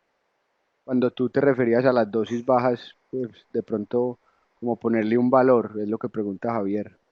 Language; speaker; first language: Spanish; native; Spanish